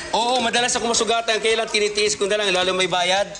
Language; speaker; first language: Filipino; non-native, local second language; Cebuano